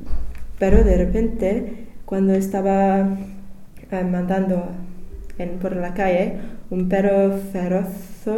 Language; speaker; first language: Spanish; non-native, learner; English